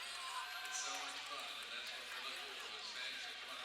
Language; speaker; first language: English; native; English